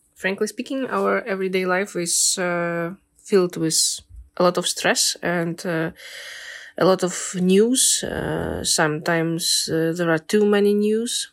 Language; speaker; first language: English; non-native, fluent; Ukrainian